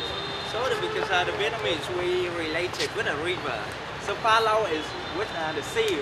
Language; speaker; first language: English; non-native, learner; Vietnamese